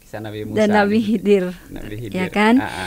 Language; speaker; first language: Indonesian; native; Indonesian